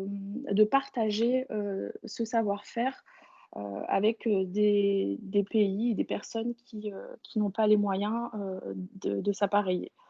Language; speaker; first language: French; native; French